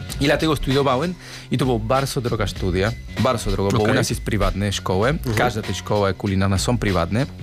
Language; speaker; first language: Polish; non-native, learner; Spanish